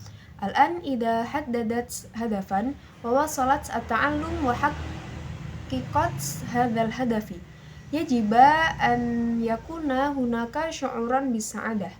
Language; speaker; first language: Arabic; non-native, learner; Indonesian